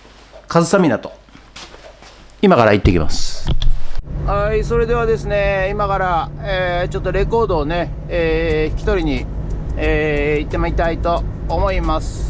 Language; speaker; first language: Japanese; native; Japanese